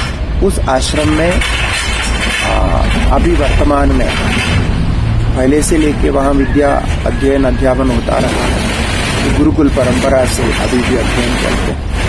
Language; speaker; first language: Hindi; non-native, local second language; Malayalam